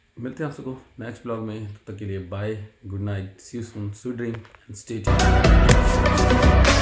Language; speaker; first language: Hindi; native; Hindi